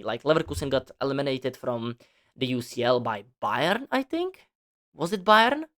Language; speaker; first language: English; non-native, fluent; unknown